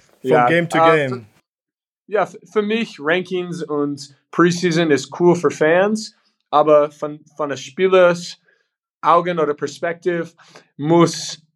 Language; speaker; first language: German; non-native, learner; English